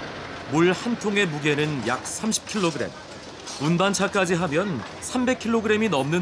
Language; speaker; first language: Korean; native; Korean